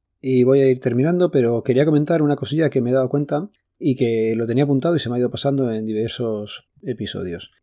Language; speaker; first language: Spanish; native; Spanish